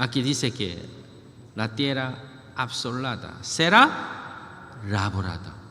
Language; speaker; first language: Spanish; non-native, learner; Korean